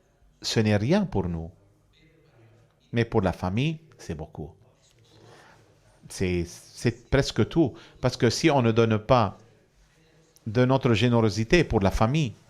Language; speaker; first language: French; non-native, fluent; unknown